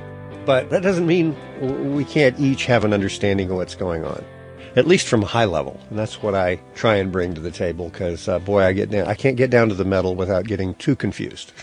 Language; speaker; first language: English; native; English